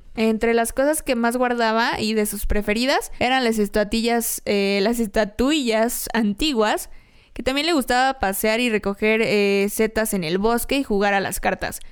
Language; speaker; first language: Spanish; native; Spanish